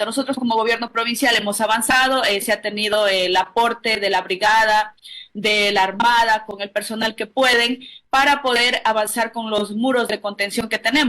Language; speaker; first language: Spanish; native; Spanish